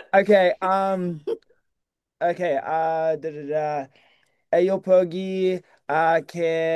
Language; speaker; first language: Indonesian; non-native, learner; English